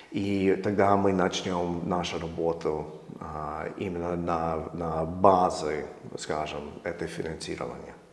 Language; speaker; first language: Russian; non-native, fluent; English